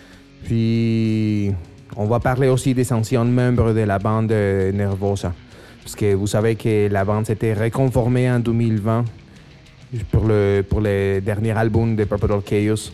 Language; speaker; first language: French; non-native, fluent; Spanish